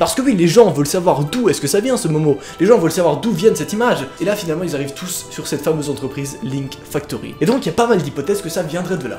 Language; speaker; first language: French; native; French